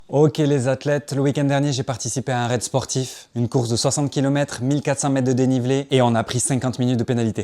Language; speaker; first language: French; native; French